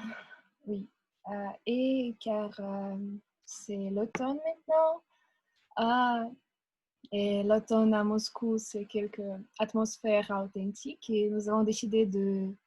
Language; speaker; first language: French; non-native, learner; Russian